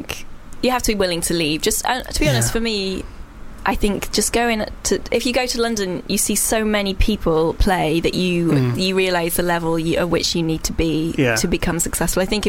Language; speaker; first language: English; native; English